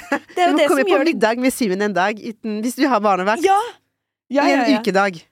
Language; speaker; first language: Norwegian; non-native, fluent; French